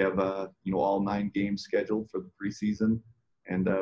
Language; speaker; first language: English; native; English